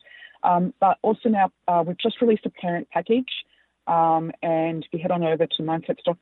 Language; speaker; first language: English; native; English